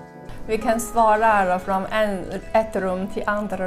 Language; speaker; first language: Swedish; non-native, learner; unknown